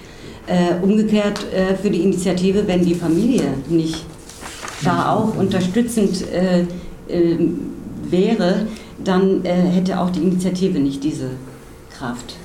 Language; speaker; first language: German; native; German